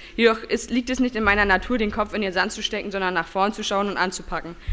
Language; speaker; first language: German; native; German